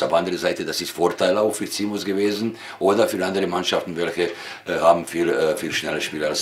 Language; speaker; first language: German; non-native, fluent; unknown